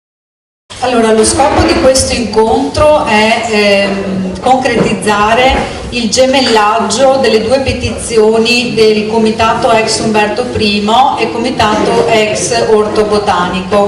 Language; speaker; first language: Italian; native; Italian